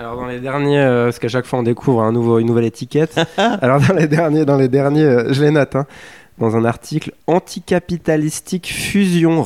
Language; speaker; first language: French; native; French